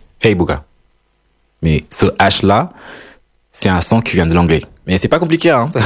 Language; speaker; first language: French; non-native, fluent; Spanish